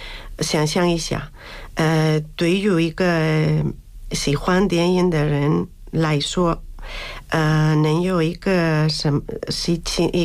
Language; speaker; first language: Chinese; non-native, fluent; Spanish